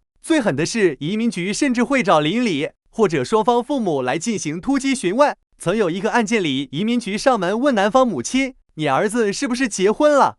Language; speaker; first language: Chinese; native; Chinese